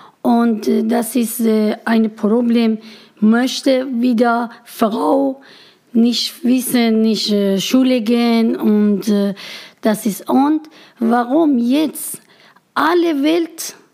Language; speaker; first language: German; non-native, learner; Persian